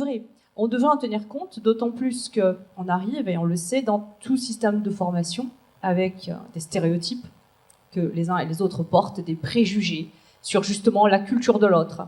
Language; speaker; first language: French; native; French